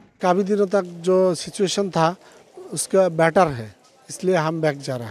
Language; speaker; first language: Hindi; non-native, learner; Bangla